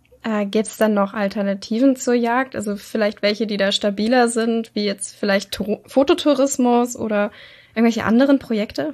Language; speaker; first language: German; native; German